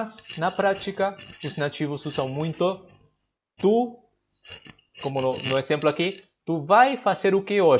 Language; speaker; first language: Portuguese; non-native, fluent; Spanish